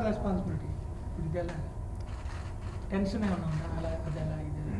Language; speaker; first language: Telugu; native; Telugu